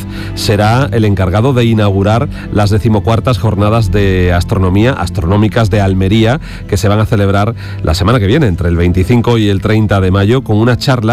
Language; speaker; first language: Spanish; native; Spanish